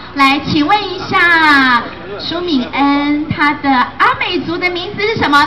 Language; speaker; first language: Chinese; native; Chinese